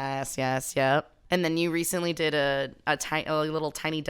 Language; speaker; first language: English; native; English